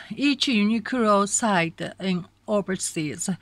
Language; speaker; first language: English; non-native, learner; Japanese